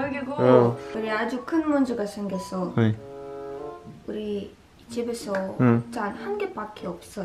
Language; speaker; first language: Korean; non-native, fluent; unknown